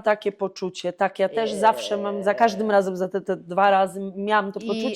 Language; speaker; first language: Polish; native; Polish